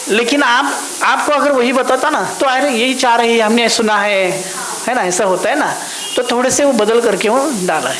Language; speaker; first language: Hindi; non-native, local second language; Marathi